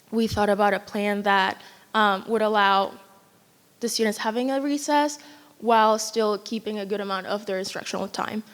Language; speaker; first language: English; non-native, fluent; Spanish